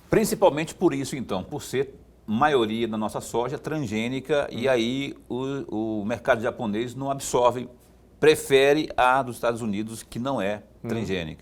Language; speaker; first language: Portuguese; native; Portuguese